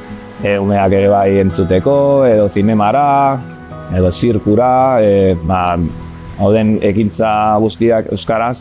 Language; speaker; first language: Basque; non-native, local second language; Spanish